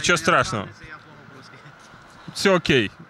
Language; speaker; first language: Russian; native; Russian